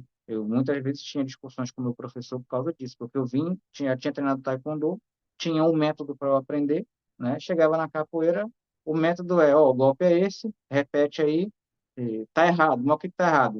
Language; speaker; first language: Portuguese; native; Portuguese